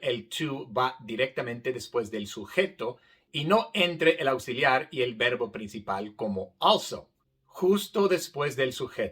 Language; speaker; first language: Spanish; non-native, fluent; English